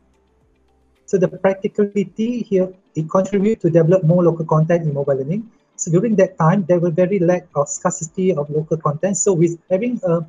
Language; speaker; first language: English; non-native, local second language; Malay